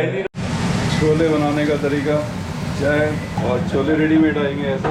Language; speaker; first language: Hindi; native; Hindi